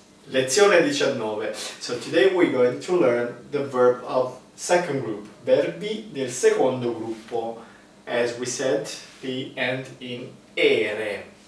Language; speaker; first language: English; non-native, fluent; Italian